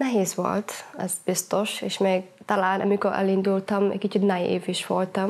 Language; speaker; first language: Hungarian; non-native, fluent; Somali